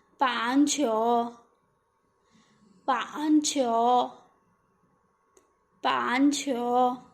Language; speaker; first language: Chinese; non-native, fluent; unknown